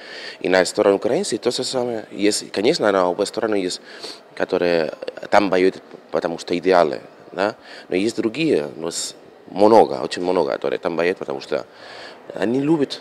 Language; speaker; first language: Russian; non-native, learner; Spanish